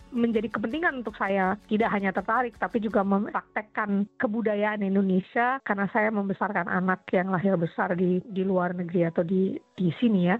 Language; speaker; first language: Indonesian; native; Indonesian